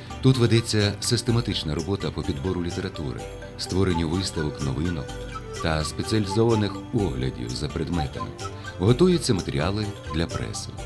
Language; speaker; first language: Ukrainian; native; Ukrainian